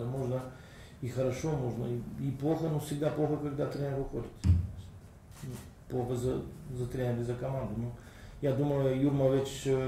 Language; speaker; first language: Russian; non-native, learner; Bulgarian